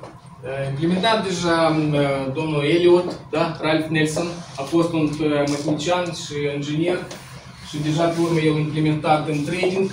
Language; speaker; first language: Romanian; non-native, local second language; Russian